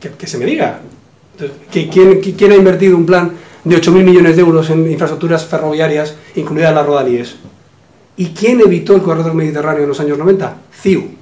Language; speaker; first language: Spanish; native; Spanish